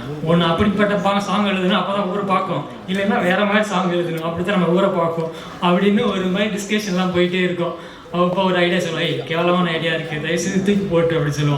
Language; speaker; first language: Tamil; native; Tamil